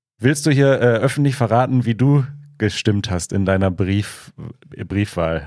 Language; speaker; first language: German; native; German